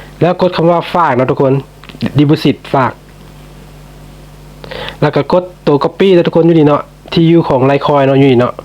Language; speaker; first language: Thai; non-native, local second language; Lao